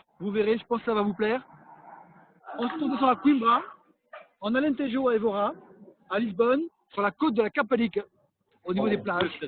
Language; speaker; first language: French; native; French